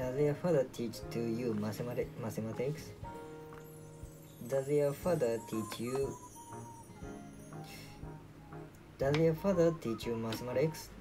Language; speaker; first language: English; non-native, learner; Japanese